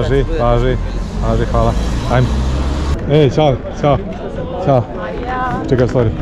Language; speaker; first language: Croatian; native; Croatian